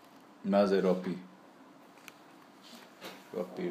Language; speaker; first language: Hebrew; non-native, learner; English